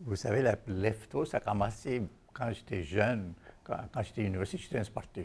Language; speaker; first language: French; non-native, fluent; Bangla